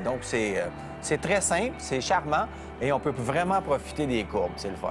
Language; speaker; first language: French; native; French